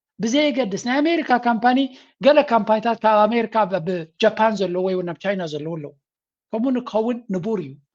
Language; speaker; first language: Tigrinya; native; Tigrinya